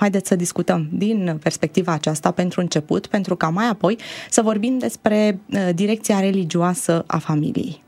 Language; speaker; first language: Romanian; native; Romanian